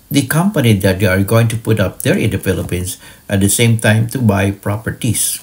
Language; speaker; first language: English; non-native, local second language; Filipino